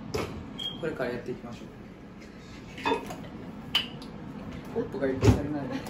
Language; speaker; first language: Japanese; non-native, fluent; English